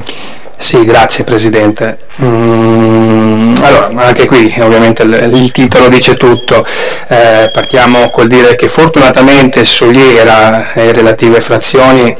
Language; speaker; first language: Italian; native; Italian